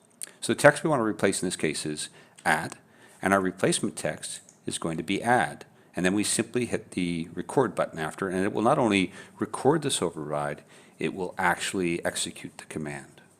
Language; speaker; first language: English; native; English